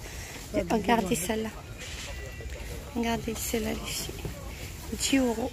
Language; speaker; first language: French; non-native, fluent; Arabic